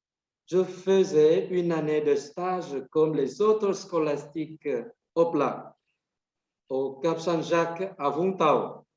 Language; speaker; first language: French; non-native, fluent; Vietnamese